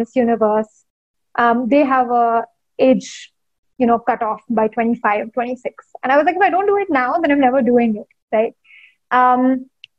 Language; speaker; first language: English; non-native, local second language; Hindi